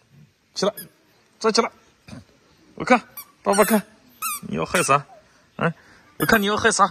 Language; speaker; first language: Chinese; native; Chinese